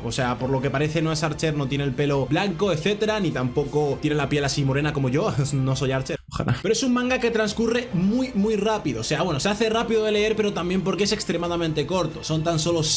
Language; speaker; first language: Spanish; native; Spanish